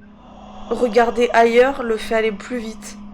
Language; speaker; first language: French; native; French